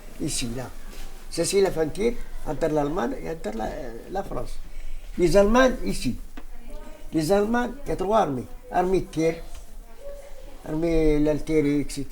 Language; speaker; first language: French; non-native, learner; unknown